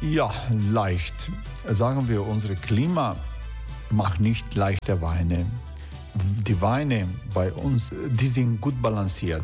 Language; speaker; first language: German; non-native, fluent; Croatian